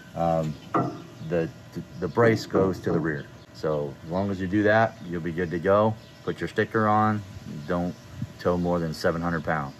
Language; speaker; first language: English; native; English